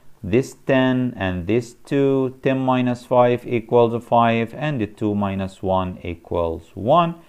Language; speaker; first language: English; non-native, fluent; Arabic